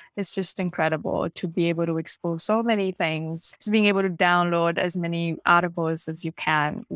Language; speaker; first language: English; non-native, local second language; Ganda